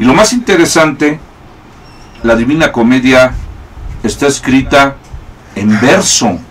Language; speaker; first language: Spanish; native; Spanish